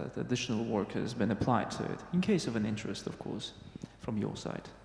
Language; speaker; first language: English; non-native, fluent; Georgian